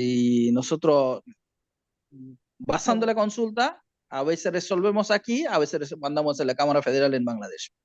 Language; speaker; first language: Spanish; non-native, learner; Bangla